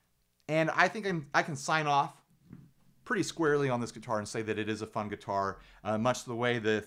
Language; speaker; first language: English; native; English